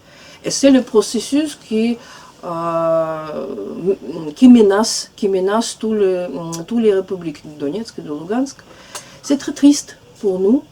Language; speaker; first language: French; non-native, fluent; Russian